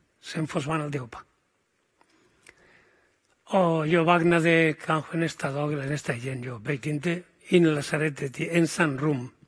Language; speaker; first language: Swedish; non-native, fluent; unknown